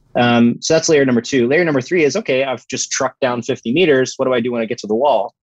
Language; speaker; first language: English; native; English